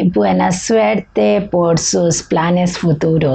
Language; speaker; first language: Spanish; non-native, learner; Bangla